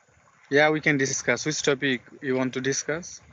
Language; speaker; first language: English; non-native, fluent; Bangla